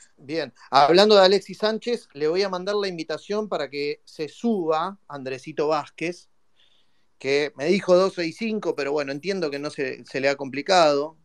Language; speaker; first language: Spanish; native; Spanish